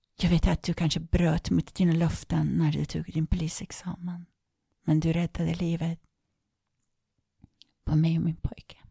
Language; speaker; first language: Swedish; non-native, fluent; Persian